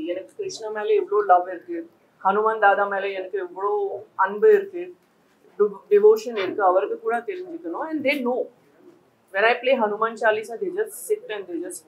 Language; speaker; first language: Tamil; non-native, local second language; Gujarati